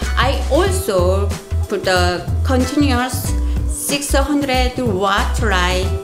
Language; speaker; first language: English; non-native, learner; Korean